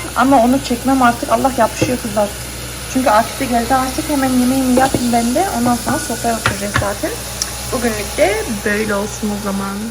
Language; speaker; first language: Turkish; early bilingual, heritage; Turkish